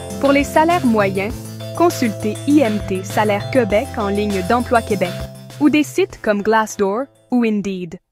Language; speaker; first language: French; native; French